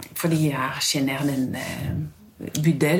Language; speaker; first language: Norwegian; non-native, fluent; French